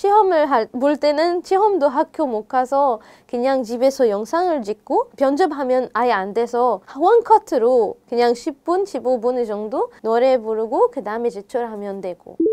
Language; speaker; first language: Korean; non-native, fluent; Arabic